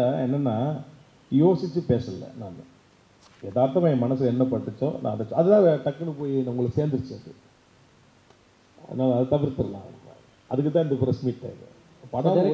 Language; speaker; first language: Tamil; native; Tamil